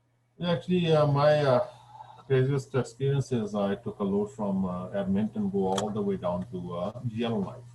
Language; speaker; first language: English; non-native, fluent; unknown